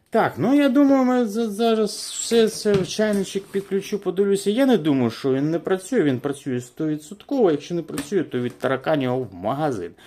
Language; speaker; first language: Ukrainian; non-native, local second language; Russian